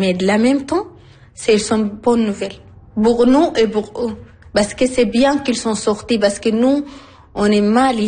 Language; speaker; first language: French; non-native, learner; Arabic